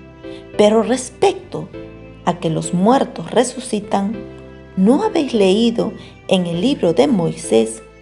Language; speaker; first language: Spanish; native; Spanish